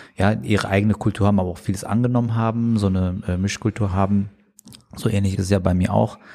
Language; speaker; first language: German; native; German